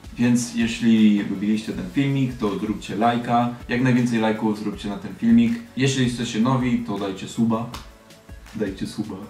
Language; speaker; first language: Polish; early bilingual, heritage; Polish